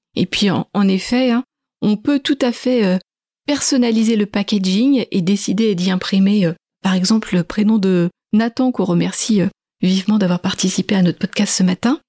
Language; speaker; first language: French; native; French